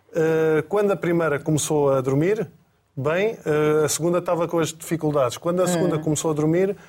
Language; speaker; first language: Portuguese; native; Portuguese